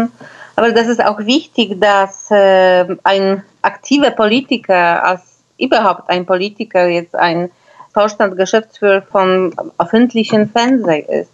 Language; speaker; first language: German; non-native, fluent; Polish